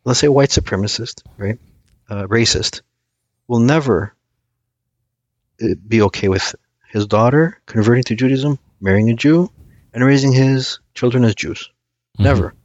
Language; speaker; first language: English; early bilingual, other home language; Assyrian Neo-Aramaic